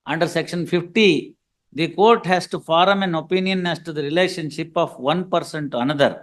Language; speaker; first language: English; non-native, local second language; Kannada